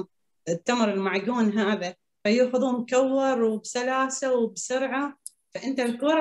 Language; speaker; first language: Arabic; native; Arabic